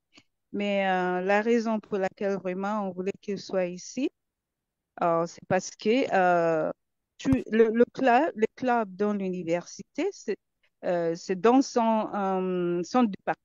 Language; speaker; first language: French; non-native, fluent; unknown